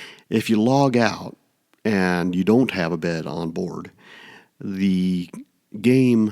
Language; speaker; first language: English; native; English